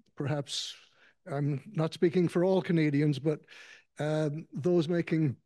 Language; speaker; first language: English; native; English